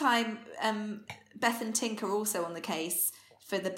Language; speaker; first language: English; native; English